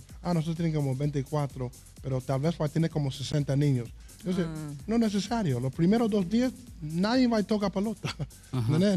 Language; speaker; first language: Spanish; non-native, learner; English